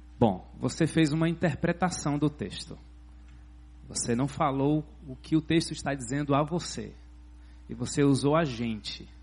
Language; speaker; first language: Portuguese; native; Portuguese